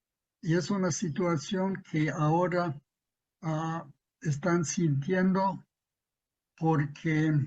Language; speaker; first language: Spanish; non-native, fluent; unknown